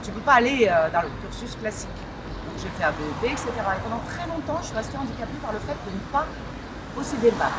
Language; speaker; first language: French; early bilingual, other home language; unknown